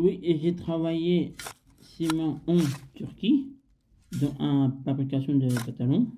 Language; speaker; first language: French; non-native, learner; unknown